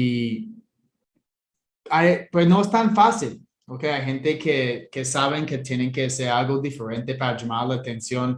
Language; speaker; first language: Spanish; non-native, fluent; English